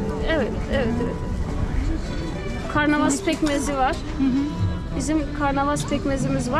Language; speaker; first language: Turkish; native; Turkish